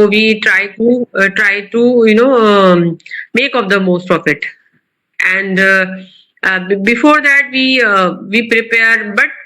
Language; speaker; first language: English; non-native, local second language; Urdu